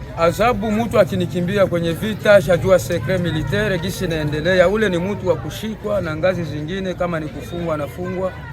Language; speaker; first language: Swahili; native; Swahili